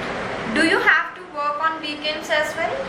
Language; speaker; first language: English; non-native, local second language; Punjabi